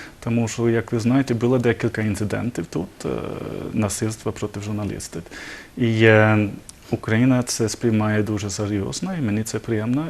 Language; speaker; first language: Ukrainian; non-native, learner; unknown